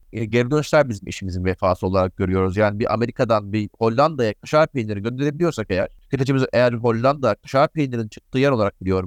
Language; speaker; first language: Turkish; native; Turkish